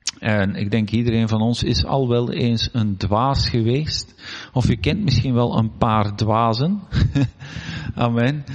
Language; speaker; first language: Dutch; native; Dutch